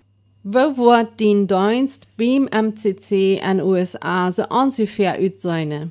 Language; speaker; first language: German; non-native, local second language; Plautdietsch